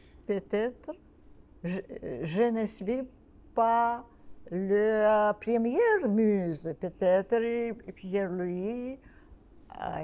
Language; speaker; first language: French; non-native, learner; Russian